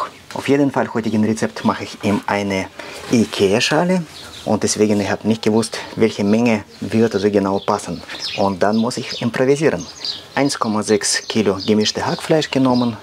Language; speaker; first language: German; non-native, learner; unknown